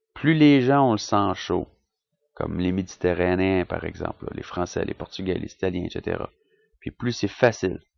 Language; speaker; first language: French; native; French